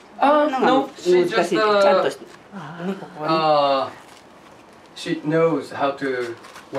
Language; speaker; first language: English; non-native, learner; Japanese